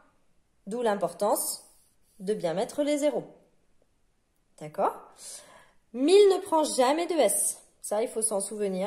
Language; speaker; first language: French; native; French